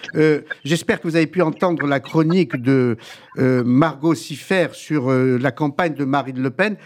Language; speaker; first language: French; native; French